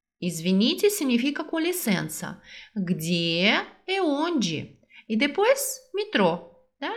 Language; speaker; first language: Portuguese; non-native, fluent; Russian